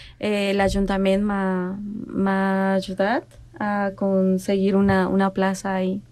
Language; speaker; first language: Catalan; non-native, learner; Spanish